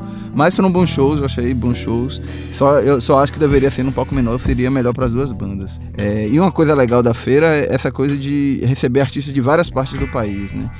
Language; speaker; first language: Portuguese; native; Portuguese